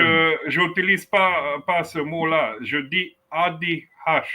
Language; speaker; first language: French; non-native, fluent; Romanian